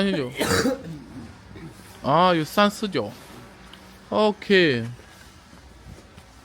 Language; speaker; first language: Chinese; non-native, learner; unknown